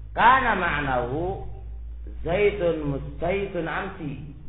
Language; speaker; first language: Arabic; non-native, fluent; Javanese